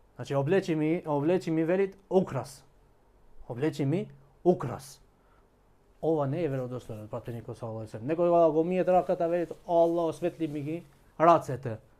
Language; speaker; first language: Macedonian; non-native, local second language; Albanian